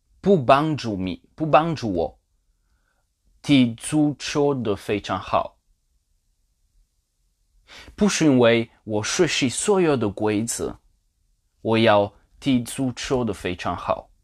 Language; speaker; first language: Chinese; non-native, learner; Polish